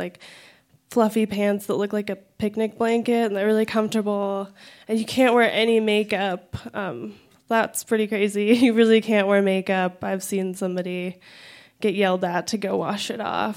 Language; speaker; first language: English; native; English